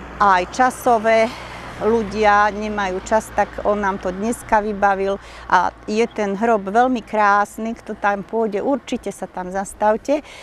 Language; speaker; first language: Slovak; native; Slovak